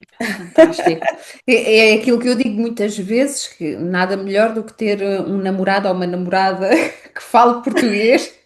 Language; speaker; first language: Portuguese; native; Portuguese